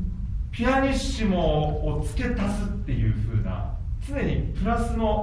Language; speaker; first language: Japanese; native; Japanese